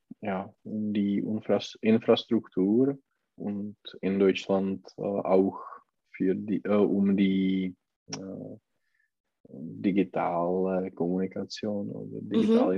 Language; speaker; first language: German; non-native, learner; Czech